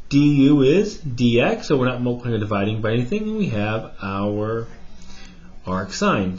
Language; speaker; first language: English; native; English